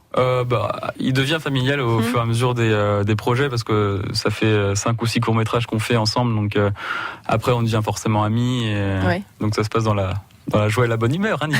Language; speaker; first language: French; native; French